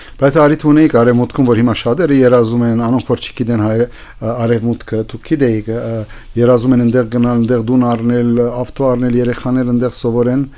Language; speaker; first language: Armenian; native; Armenian